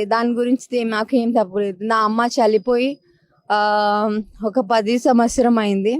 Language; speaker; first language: Telugu; non-native, local second language; Hindi